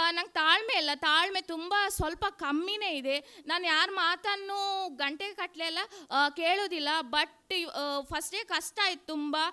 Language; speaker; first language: Kannada; non-native, local second language; Tulu